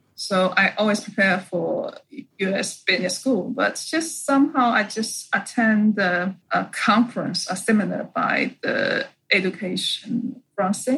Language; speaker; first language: English; non-native, fluent; Chinese